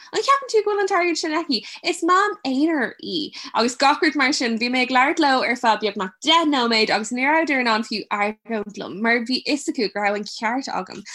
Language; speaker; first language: Irish; non-native, local second language; English